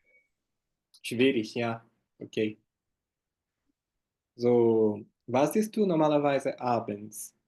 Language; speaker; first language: German; non-native, fluent; Portuguese